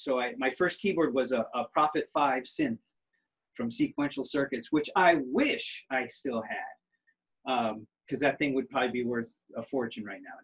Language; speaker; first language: English; native; English